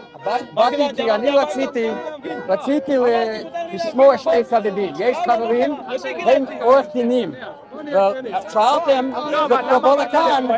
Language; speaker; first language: Hebrew; non-native, learner; English